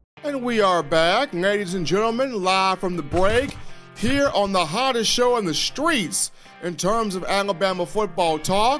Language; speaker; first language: English; native; English